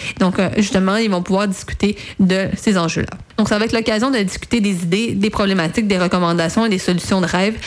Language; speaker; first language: French; native; French